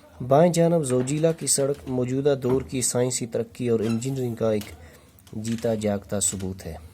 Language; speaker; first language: Urdu; native; Urdu